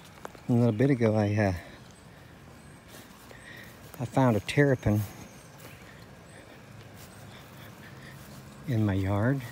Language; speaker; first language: English; native; English